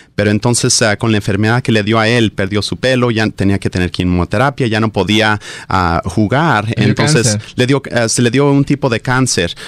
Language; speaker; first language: Spanish; early bilingual, heritage; Spanish